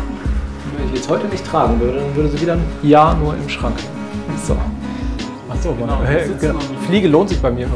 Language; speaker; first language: German; native; German